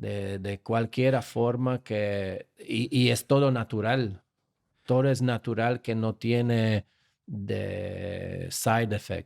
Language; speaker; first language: Spanish; non-native, fluent; Slovak